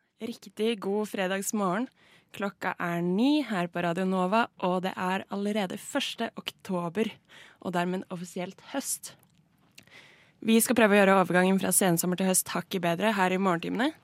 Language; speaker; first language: Norwegian; native; Norwegian